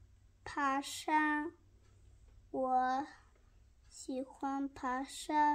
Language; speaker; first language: Chinese; early bilingual, heritage; Chinese